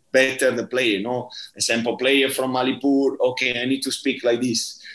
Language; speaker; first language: English; non-native, learner; Italian